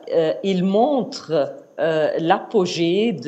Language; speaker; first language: French; non-native, fluent; Arabic